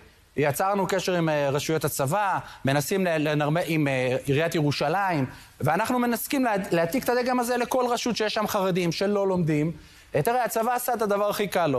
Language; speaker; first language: Hebrew; native; Hebrew